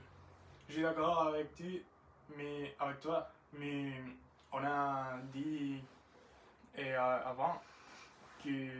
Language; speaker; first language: French; non-native, learner; Spanish